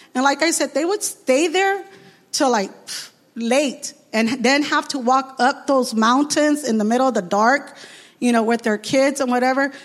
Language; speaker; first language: English; early bilingual, other home language; Spanish